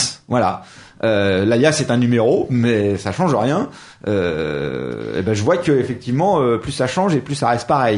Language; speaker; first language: French; native; French